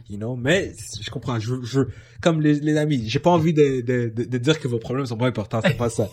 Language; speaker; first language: French; non-native, local second language; English